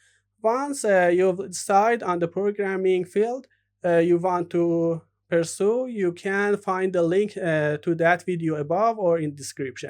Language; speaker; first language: English; non-native, fluent; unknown